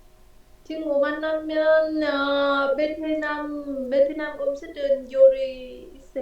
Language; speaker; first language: Korean; non-native, learner; Vietnamese